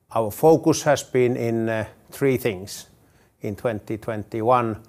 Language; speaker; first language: English; non-native, fluent; Finnish